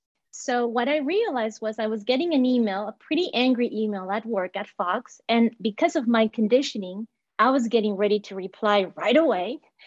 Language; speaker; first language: English; non-native, fluent; Spanish